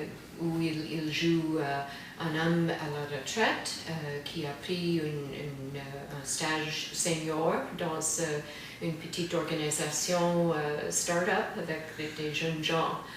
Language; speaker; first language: French; non-native, fluent; English